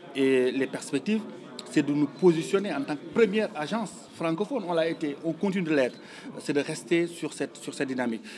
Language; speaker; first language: French; non-native, local second language; Wolof